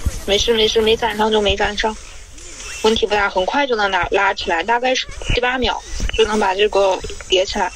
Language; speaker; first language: Chinese; native; Chinese